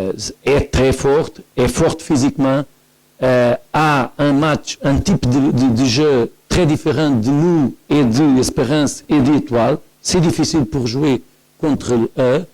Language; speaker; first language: French; non-native, learner; Portuguese